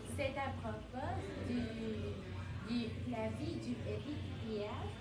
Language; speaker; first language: French; non-native, learner; Spanish